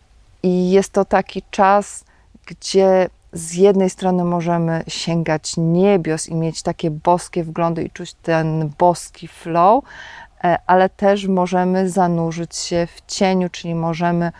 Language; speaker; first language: Polish; native; Polish